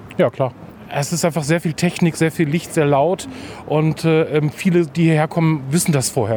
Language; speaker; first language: German; native; German